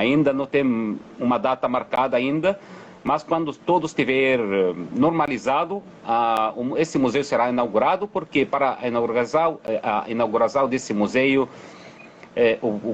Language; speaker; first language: Portuguese; non-native, fluent; Arabic